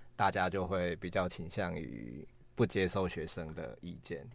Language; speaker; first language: Chinese; native; Chinese